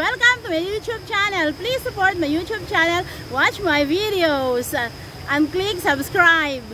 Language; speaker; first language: English; non-native, local second language; Filipino